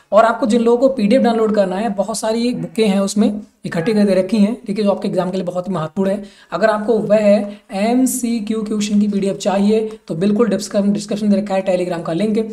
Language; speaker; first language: Hindi; native; Hindi